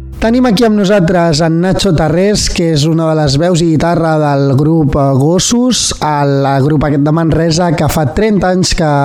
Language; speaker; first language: Catalan; native; Catalan